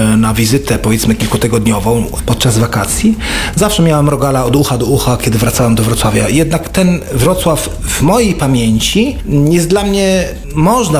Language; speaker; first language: Polish; non-native, fluent; Arabic